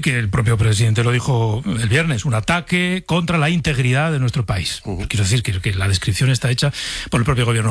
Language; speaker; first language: Spanish; native; Spanish